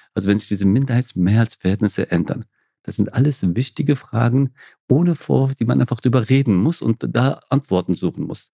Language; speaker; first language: German; early bilingual, other home language; Kurdish